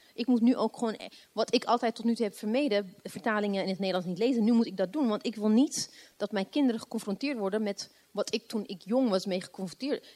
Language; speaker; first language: Dutch; non-native, fluent; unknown